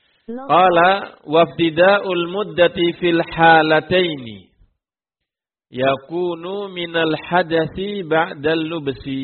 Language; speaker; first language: Arabic; non-native, fluent; Indonesian